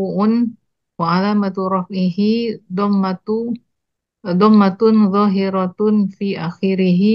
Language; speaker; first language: Arabic; non-native, learner; Indonesian